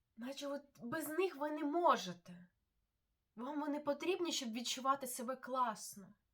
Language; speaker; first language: Ukrainian; non-native, local second language; Russian